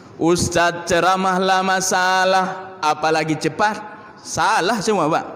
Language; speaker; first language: Malay; native; Malay